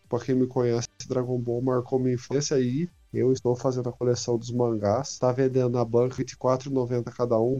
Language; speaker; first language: Portuguese; native; Portuguese